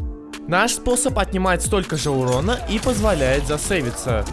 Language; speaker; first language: Russian; native; Russian